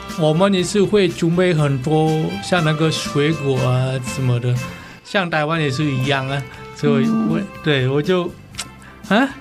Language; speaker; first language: Chinese; non-native, learner; Balinese